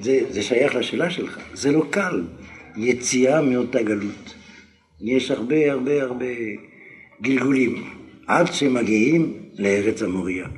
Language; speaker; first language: Hebrew; non-native, fluent; French